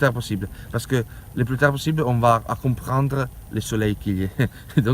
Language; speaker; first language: French; non-native, learner; Italian